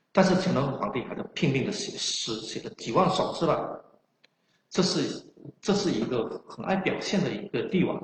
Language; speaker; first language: Chinese; non-native, local second language; Min Nan Chinese